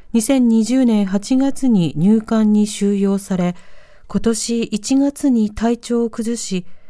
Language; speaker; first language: Japanese; native; Japanese